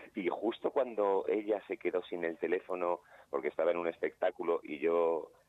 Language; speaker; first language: Spanish; native; Spanish